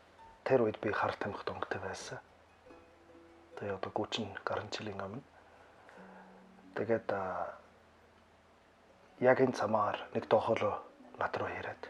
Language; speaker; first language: Mongolian; non-native, learner; German